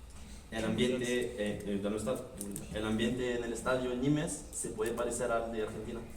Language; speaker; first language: Spanish; non-native, fluent; French